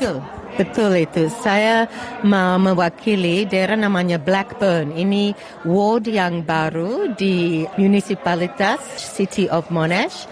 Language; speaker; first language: Indonesian; non-native, fluent; English